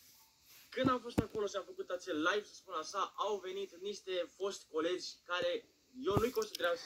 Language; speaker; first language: Romanian; native; Romanian